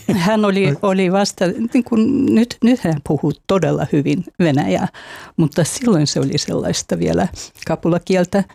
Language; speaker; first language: Finnish; non-native, fluent; Russian